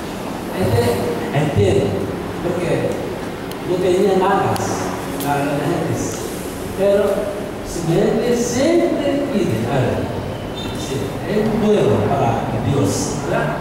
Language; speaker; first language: Spanish; non-native, learner; Korean